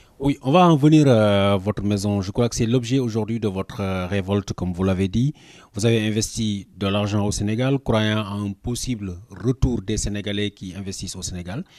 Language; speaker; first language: French; non-native, local second language; Wolof